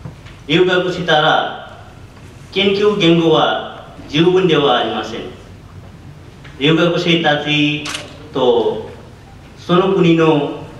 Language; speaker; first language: Japanese; non-native, learner; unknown